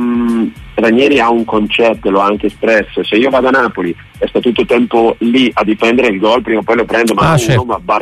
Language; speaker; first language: Italian; native; Italian